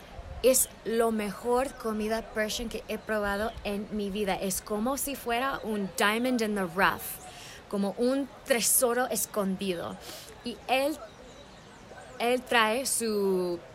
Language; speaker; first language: Spanish; early bilingual, heritage; English